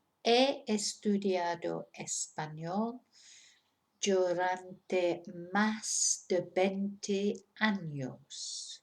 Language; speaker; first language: Spanish; non-native, fluent; English